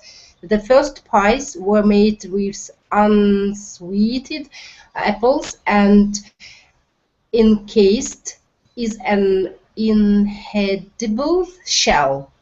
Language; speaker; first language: English; non-native, learner; Russian